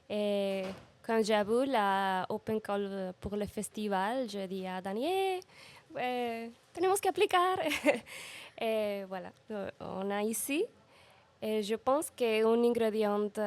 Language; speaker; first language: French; non-native, learner; Spanish